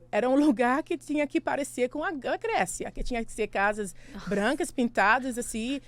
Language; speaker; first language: Portuguese; non-native, fluent; English